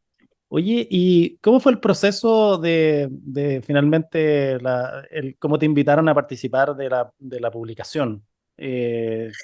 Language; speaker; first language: Spanish; native; Spanish